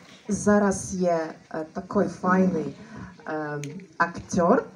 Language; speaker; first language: Ukrainian; non-native, learner; Russian